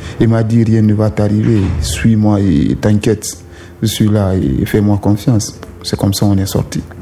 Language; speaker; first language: French; non-native, local second language; Susu